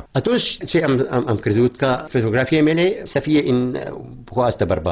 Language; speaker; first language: Romanian; non-native, learner; Arabic